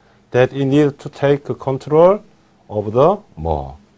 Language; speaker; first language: English; non-native, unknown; Korean